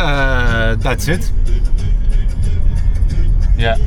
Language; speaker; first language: English; non-native, learner; French